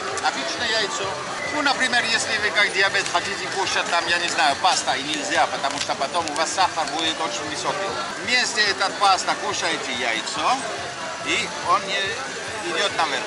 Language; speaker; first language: Russian; non-native, fluent; English